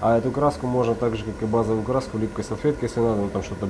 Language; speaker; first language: Russian; native; Russian